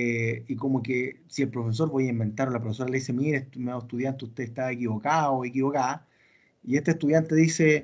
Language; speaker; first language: Spanish; native; Spanish